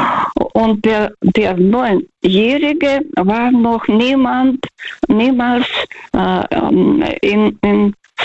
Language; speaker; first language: German; non-native, fluent; Russian